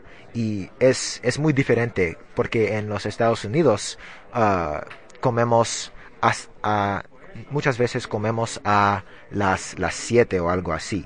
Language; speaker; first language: Spanish; non-native, learner; English